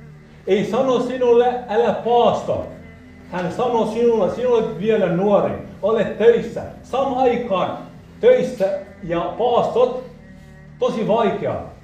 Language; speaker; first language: Finnish; non-native, fluent; Arabic